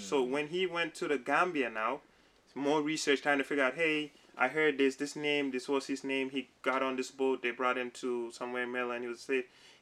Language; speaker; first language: English; non-native, local second language; Wolof